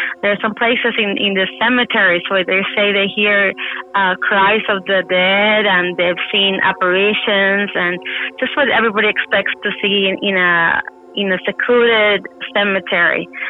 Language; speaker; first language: English; non-native, fluent; Spanish